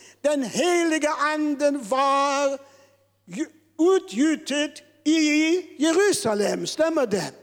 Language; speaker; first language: Swedish; non-native, fluent; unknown